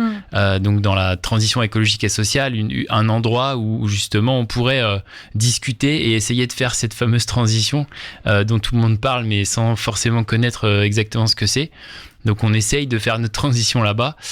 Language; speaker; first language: French; native; French